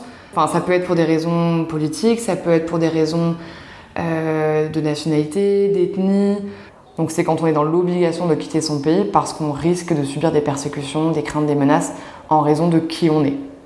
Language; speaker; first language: French; native; French